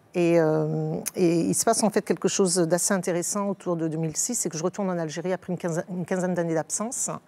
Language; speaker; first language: French; native; French